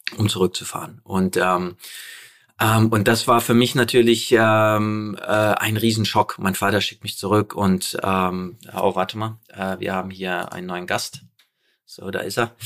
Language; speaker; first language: German; early bilingual, other home language; Polish